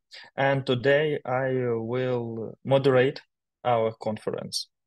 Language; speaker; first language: English; non-native, learner; Ukrainian